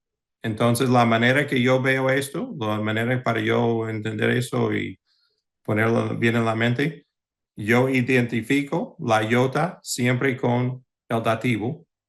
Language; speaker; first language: Spanish; early bilingual, heritage; English